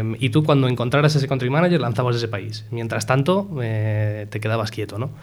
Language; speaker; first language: Spanish; native; Spanish